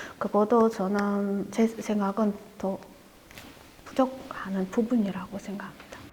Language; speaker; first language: Korean; non-native, learner; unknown